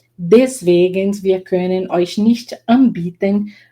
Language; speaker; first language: German; non-native, learner; Portuguese